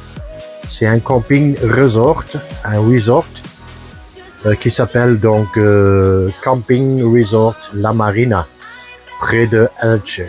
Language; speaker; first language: French; non-native, fluent; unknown